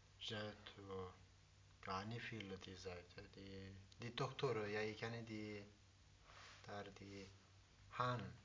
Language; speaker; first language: Dutch; non-native, learner; Turkish